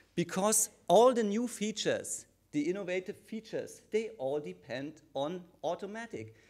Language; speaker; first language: English; non-native, fluent; German